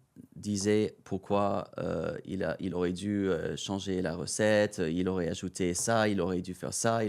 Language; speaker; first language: French; non-native, fluent; English